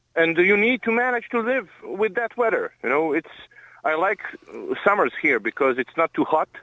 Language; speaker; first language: English; non-native, learner; Croatian